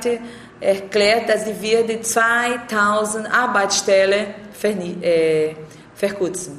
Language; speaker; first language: German; non-native, learner; Portuguese